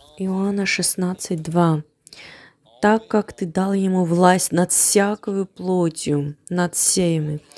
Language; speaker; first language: Russian; non-native, fluent; Armenian